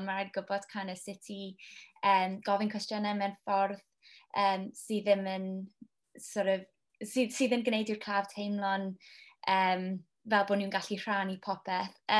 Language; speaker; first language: Welsh; non-native, local second language; English